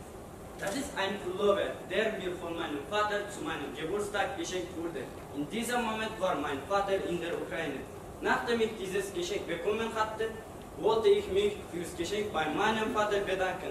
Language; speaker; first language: German; non-native, learner; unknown